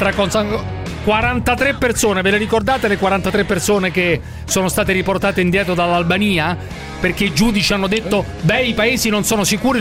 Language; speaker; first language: Italian; native; Italian